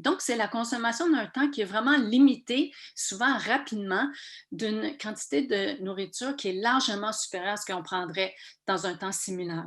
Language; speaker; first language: French; native; French